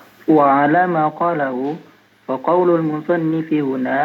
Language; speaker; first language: Arabic; non-native, fluent; Indonesian